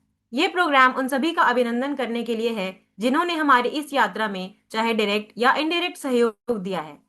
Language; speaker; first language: Hindi; native; Hindi